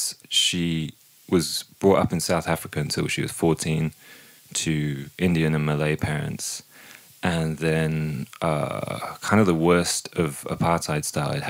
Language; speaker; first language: English; native; English